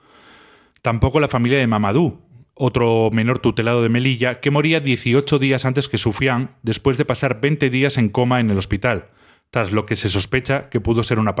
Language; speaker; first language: Spanish; native; Spanish